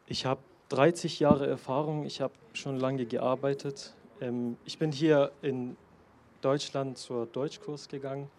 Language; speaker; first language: German; non-native, fluent; Persian